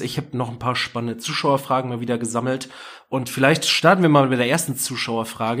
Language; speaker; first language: German; native; German